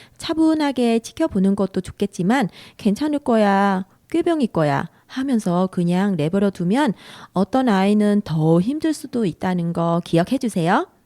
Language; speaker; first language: Korean; non-native, fluent; Vietnamese